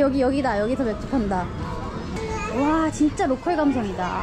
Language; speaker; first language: Korean; native; Korean